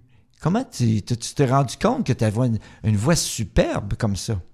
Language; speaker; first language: French; native; French